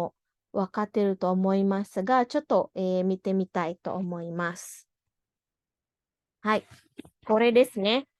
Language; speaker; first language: Japanese; non-native, fluent; Indonesian